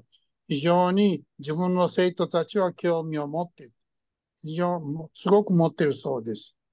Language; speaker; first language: Japanese; early bilingual, heritage; Japanese